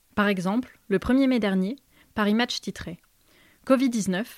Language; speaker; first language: French; native; French